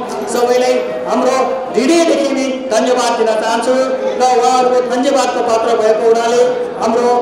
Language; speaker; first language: Nepali; non-native, local second language; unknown